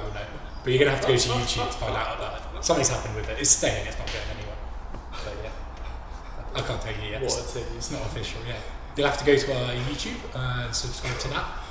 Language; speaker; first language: English; native; English